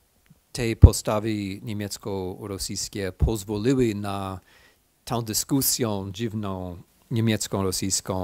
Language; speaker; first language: Polish; non-native, fluent; English